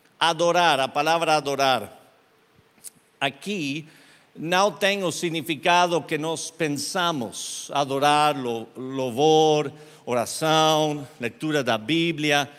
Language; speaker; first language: Portuguese; non-native, learner; Spanish